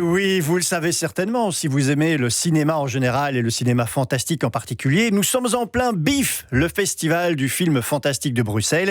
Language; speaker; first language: French; native; French